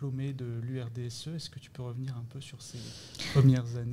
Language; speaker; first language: French; native; French